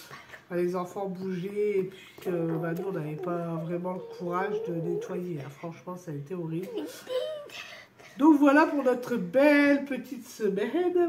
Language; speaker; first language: French; native; French